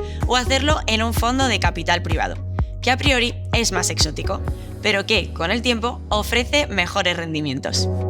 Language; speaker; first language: Spanish; native; Spanish